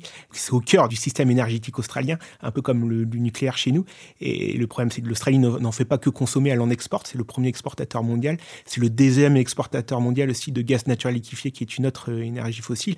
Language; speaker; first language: French; native; French